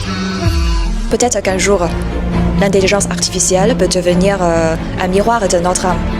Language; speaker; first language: French; non-native, fluent; Chinese